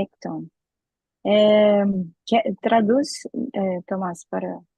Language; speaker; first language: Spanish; non-native, learner; Portuguese